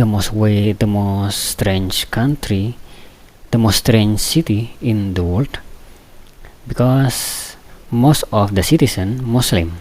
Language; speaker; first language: English; non-native, fluent; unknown